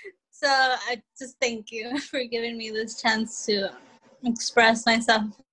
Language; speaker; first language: English; early bilingual, other home language; Spanish